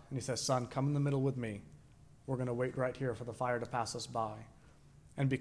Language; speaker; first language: English; native; English